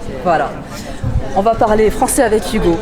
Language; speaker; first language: French; native; French